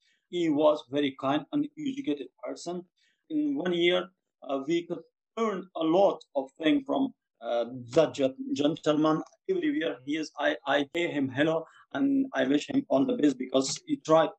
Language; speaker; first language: English; non-native, fluent; Persian